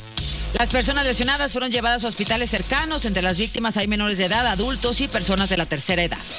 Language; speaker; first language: Spanish; native; Spanish